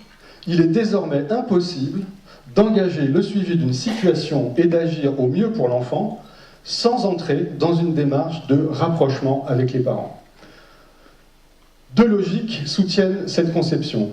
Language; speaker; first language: French; native; French